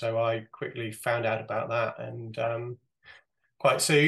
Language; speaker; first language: English; native; English